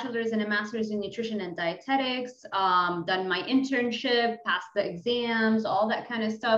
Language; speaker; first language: English; non-native, fluent; Arabic